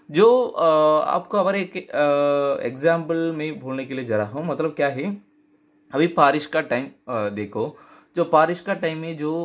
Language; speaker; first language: Hindi; non-native, local second language; Tamil